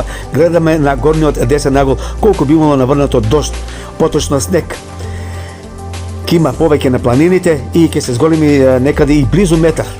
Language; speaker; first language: Macedonian; native; Macedonian